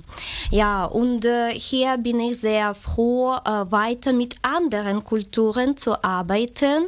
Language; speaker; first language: German; non-native, fluent; Ukrainian